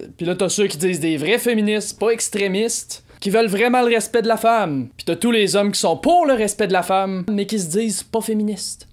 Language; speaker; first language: French; native; French